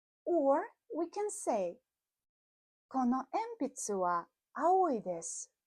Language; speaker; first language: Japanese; non-native, fluent; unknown